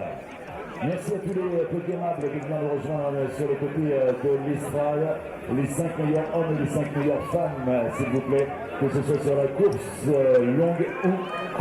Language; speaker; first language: French; native; French